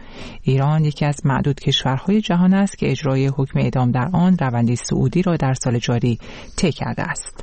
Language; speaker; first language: Persian; native; Persian